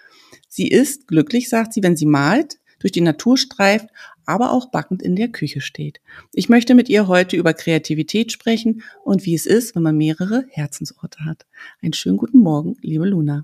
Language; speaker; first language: German; native; German